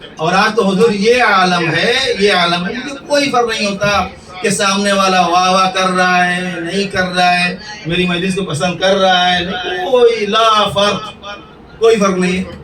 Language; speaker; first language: Urdu; native; Urdu